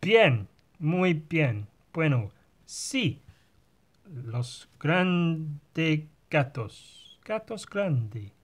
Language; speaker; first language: Spanish; non-native, learner; English